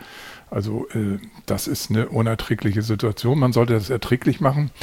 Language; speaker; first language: German; native; German